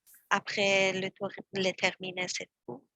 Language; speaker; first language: French; non-native, learner; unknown